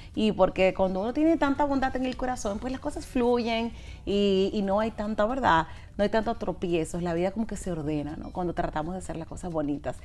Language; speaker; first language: Spanish; native; Spanish